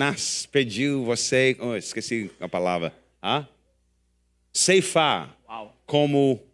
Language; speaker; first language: Portuguese; non-native, learner; English